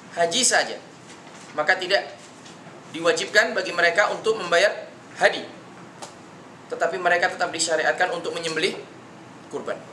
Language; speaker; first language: Indonesian; native; Indonesian